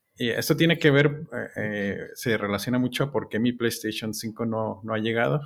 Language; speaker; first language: Spanish; native; Spanish